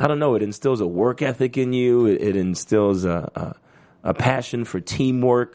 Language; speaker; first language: English; native; English